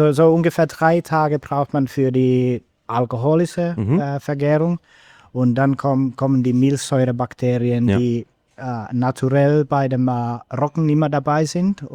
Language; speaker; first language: German; non-native, fluent; Finnish